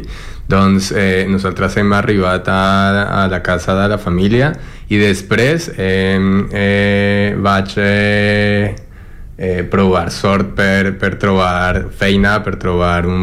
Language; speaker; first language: Catalan; non-native, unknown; Spanish